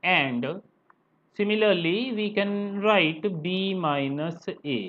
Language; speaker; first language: English; non-native, local second language; Punjabi